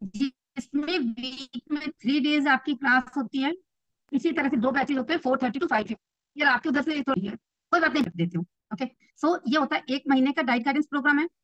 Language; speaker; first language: Hindi; native; Hindi